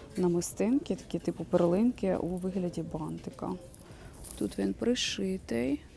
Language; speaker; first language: Ukrainian; non-native, local second language; Russian